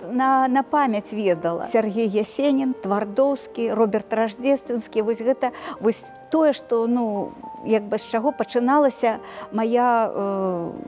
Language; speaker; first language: Belarusian; native; Belarusian